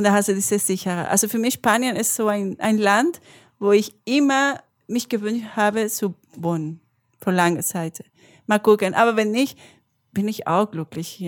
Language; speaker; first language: German; non-native, learner; Spanish